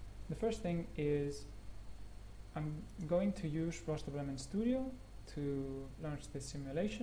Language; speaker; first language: English; non-native, fluent; Spanish